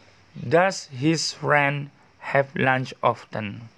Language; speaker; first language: English; non-native, learner; Indonesian